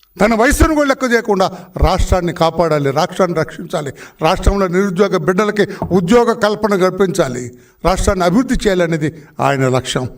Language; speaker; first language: Telugu; native; Telugu